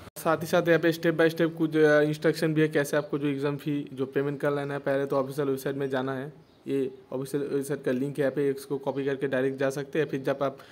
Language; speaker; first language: Hindi; non-native, local second language; Bangla